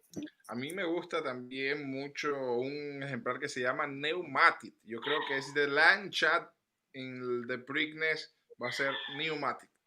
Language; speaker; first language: Spanish; native; Spanish